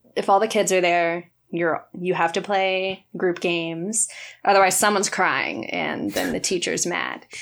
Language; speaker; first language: English; native; English